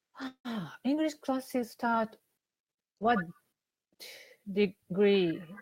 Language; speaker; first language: English; non-native, learner; Japanese